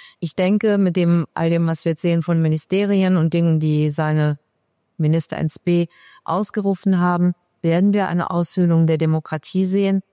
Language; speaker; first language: German; early bilingual, other home language; Persian